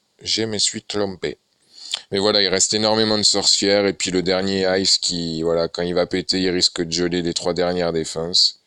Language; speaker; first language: French; native; French